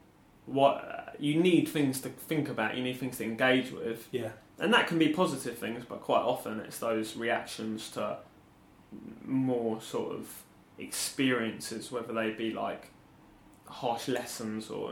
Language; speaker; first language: English; native; English